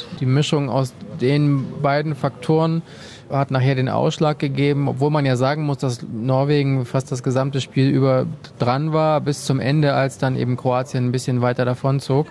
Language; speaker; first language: German; native; German